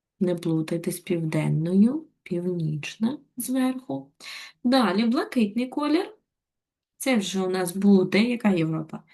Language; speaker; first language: Ukrainian; native; Ukrainian